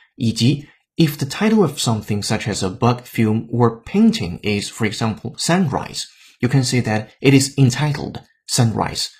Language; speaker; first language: English; non-native, fluent; Chinese